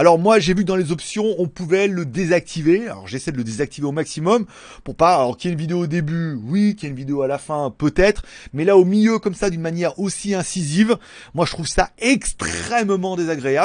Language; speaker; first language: French; native; French